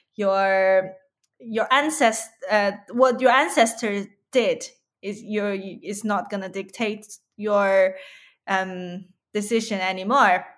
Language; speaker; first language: English; non-native, fluent; Chinese